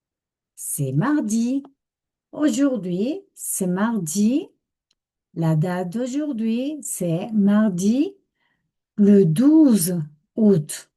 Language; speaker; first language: French; non-native, fluent; Spanish